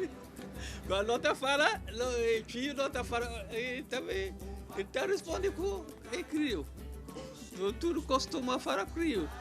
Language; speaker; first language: Portuguese; non-native, learner; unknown